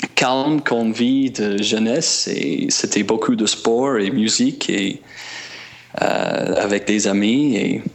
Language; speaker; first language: French; non-native, fluent; English